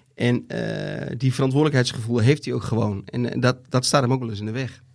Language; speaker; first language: Dutch; native; Dutch